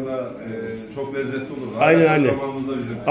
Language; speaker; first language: Turkish; native; Turkish